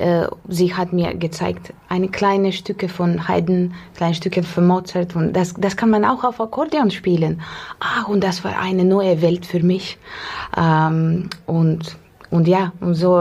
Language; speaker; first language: German; non-native, fluent; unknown